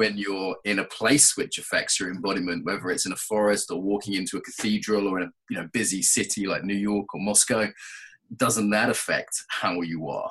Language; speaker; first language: English; native; English